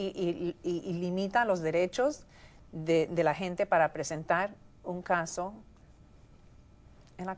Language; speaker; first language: Spanish; native; Spanish